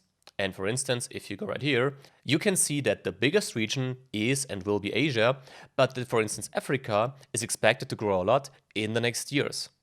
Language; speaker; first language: English; non-native, fluent; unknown